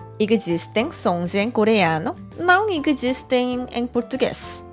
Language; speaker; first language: Portuguese; non-native, fluent; Korean